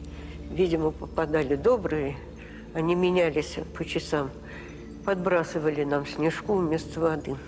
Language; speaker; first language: Russian; native; Russian